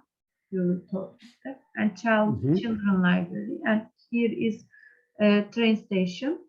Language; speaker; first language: English; non-native, learner; Turkish